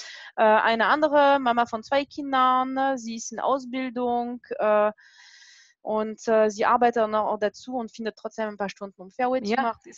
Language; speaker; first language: German; non-native, fluent; French